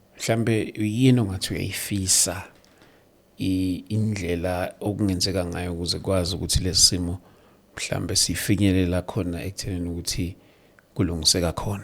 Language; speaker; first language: Zulu; native; Zulu